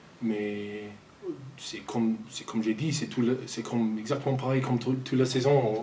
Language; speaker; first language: French; non-native, fluent; English